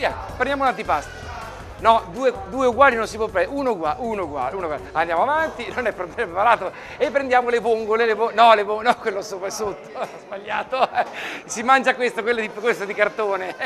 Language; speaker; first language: Italian; native; Italian